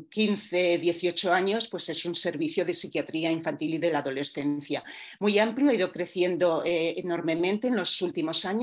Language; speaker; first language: Spanish; native; Spanish